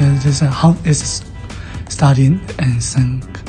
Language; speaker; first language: English; non-native, learner; Burmese